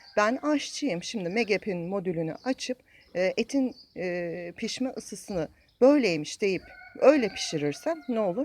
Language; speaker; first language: Turkish; native; Turkish